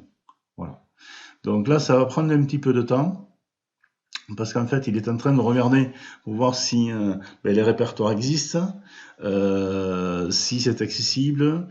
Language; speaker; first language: French; native; French